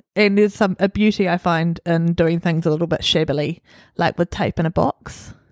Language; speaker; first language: English; native; English